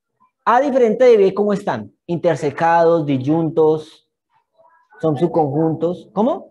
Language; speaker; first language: Spanish; native; Spanish